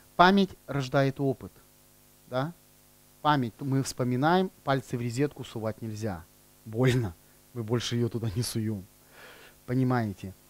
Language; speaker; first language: Russian; native; Russian